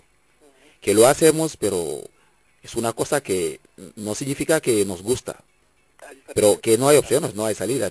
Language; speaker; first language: Spanish; non-native, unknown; Wolof